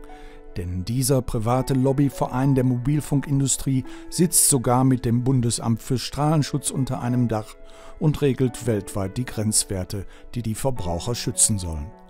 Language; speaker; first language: German; native; German